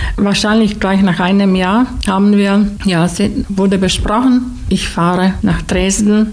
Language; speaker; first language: German; non-native, fluent; Slovak